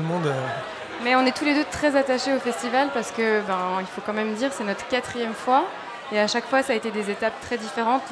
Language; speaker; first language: French; native; French